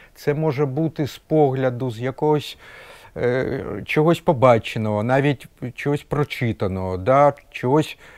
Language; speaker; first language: Ukrainian; non-native, local second language; Russian